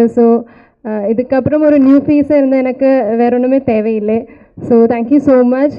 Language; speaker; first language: Tamil; non-native, learner; Malayalam